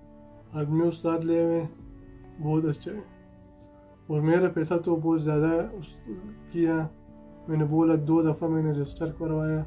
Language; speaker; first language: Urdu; non-native, fluent; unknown